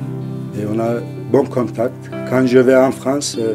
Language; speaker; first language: French; non-native, fluent; Turkish